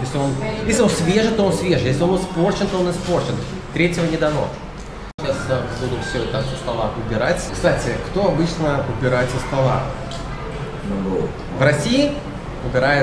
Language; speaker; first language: Russian; native; Russian